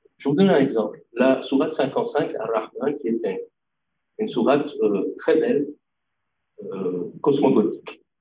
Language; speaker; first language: French; non-native, local second language; Arabic